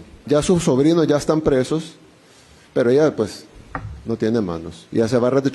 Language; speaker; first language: Spanish; native; Spanish